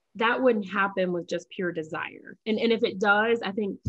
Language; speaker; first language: English; native; English